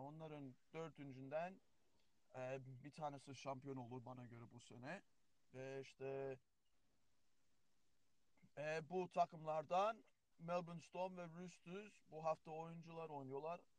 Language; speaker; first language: Turkish; early bilingual, heritage; Turkish